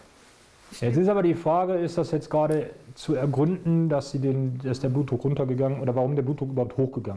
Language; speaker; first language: German; native; German